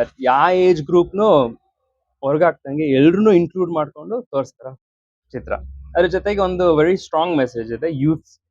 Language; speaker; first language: Kannada; early bilingual, heritage; Kannada